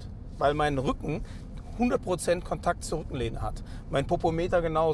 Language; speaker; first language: German; native; German